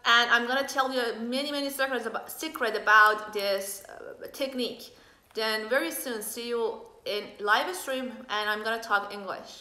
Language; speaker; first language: English; non-native, fluent; Persian